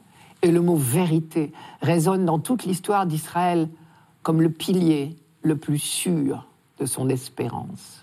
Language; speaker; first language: French; native; French